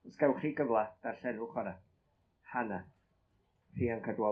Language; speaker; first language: Welsh; native; Welsh